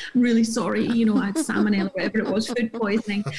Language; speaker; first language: English; native; English